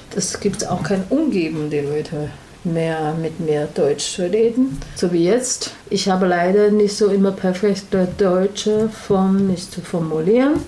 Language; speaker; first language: German; non-native, learner; Chinese